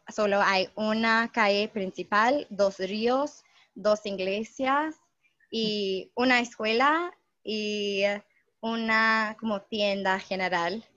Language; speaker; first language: Spanish; non-native, fluent; English